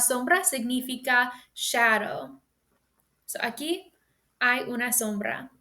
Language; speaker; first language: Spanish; non-native, fluent; English